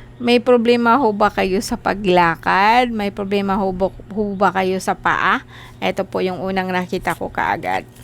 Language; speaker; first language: Filipino; non-native, local second language; Cebuano